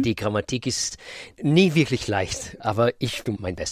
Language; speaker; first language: German; non-native, fluent; Russian